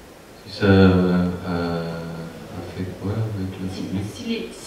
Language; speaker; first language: French; non-native, fluent; Spanish